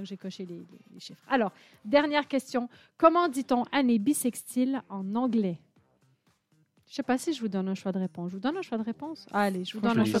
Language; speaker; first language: French; native; French